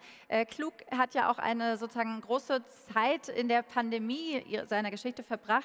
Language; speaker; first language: German; native; German